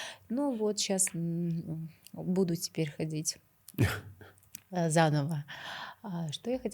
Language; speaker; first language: Russian; non-native, local second language; Kazakh